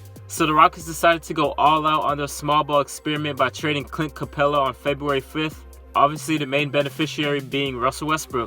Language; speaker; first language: English; native; English